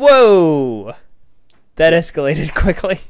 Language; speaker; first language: English; native; English